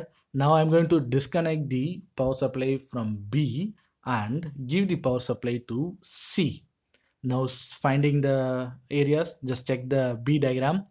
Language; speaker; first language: English; non-native, local second language; Tamil